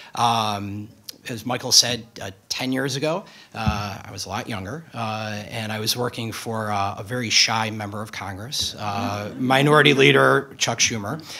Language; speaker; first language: English; native; English